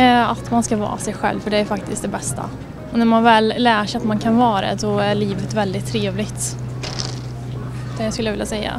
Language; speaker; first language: Swedish; native; Swedish